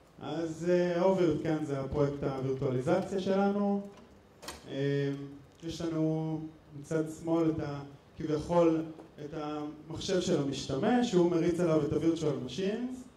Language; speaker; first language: Hebrew; native; Hebrew